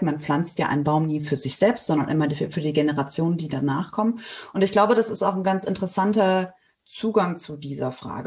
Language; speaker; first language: German; native; German